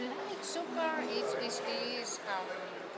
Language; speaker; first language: English; non-native, learner; Spanish